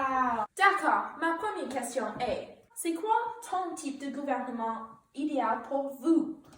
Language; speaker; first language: French; non-native, learner; English